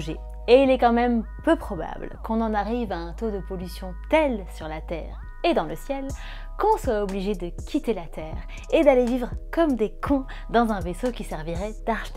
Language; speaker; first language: French; native; French